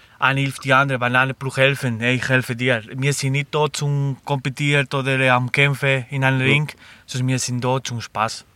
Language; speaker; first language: German; non-native, learner; Spanish